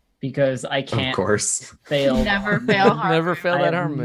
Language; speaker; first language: English; native; English